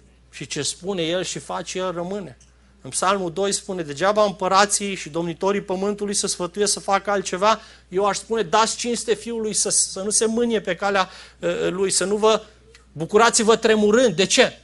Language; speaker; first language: Romanian; native; Romanian